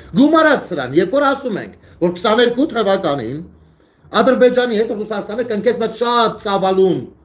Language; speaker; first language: Armenian; native; Armenian